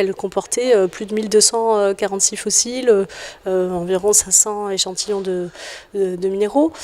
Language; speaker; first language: French; native; French